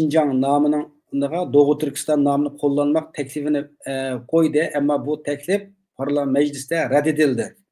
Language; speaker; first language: Turkish; non-native, learner; Uyghur